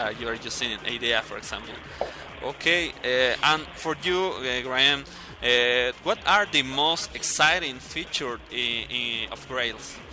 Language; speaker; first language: English; non-native, learner; Spanish